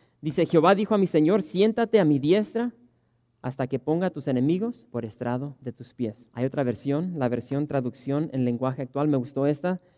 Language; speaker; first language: Spanish; early bilingual, heritage; Spanish